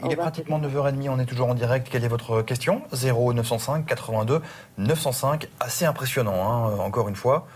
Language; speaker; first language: French; native; French